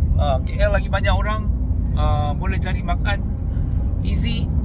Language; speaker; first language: Malay; non-native, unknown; Korean